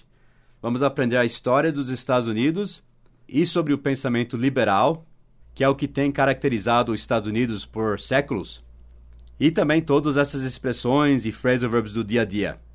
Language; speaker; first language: Portuguese; non-native, fluent; English